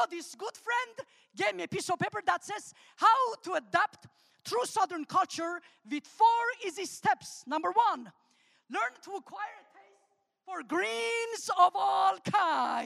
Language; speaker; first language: English; non-native, fluent; Armenian